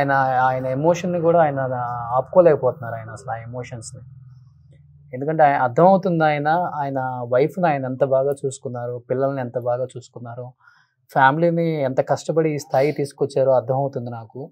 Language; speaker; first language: Telugu; native; Telugu